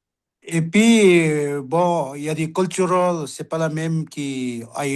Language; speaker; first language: French; non-native, learner; Sherpa